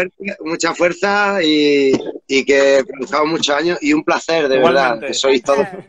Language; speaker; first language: Spanish; native; Spanish